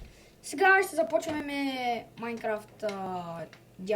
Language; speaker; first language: Bulgarian; native; Bulgarian